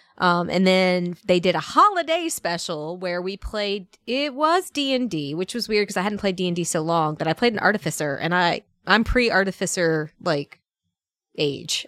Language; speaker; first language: English; native; English